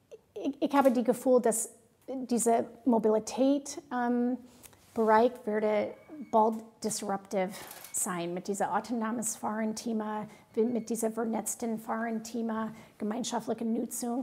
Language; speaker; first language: German; non-native, fluent; English